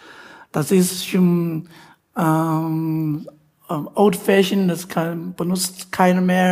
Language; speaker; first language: German; non-native, learner; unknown